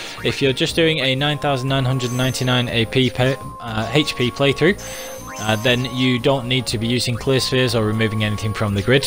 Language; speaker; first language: English; native; English